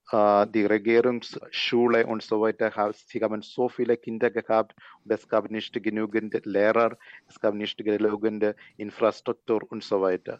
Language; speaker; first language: German; non-native, learner; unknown